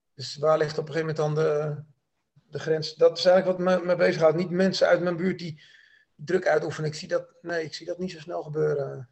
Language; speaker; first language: Dutch; native; Dutch